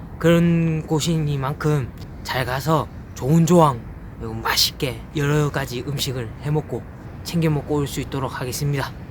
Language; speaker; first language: Korean; native; Korean